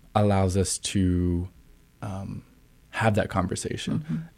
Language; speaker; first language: English; native; English